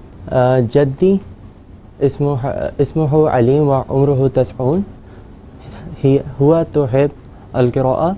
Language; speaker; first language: Arabic; non-native, learner; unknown